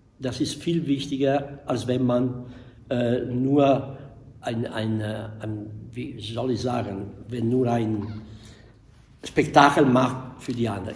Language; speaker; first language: German; non-native, fluent; Italian